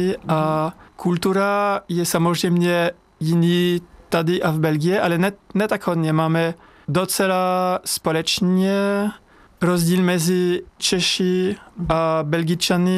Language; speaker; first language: Czech; non-native, fluent; French